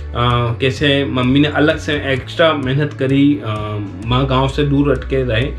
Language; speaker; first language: Hindi; native; Hindi